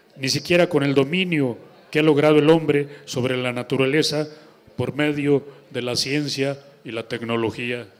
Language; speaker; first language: Spanish; native; Spanish